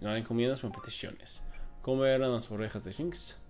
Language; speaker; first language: Spanish; non-native, fluent; English